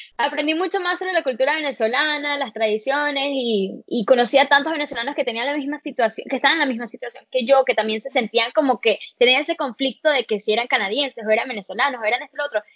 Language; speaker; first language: Spanish; early bilingual, heritage; Spanish